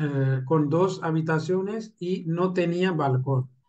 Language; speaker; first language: Spanish; non-native, fluent; Urdu